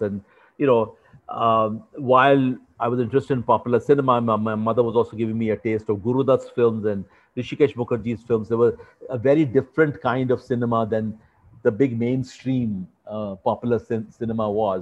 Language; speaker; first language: English; non-native, local second language; Hindi